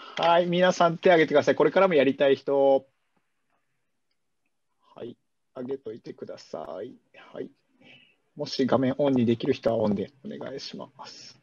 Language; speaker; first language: Japanese; native; Japanese